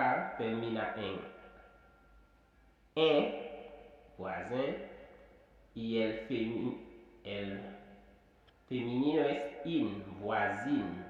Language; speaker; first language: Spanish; non-native, fluent; Haitian Creole